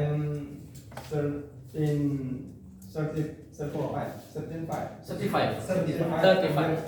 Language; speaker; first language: English; non-native, learner; Indonesian